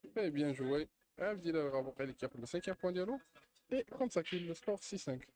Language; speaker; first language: French; non-native, local second language; Arabic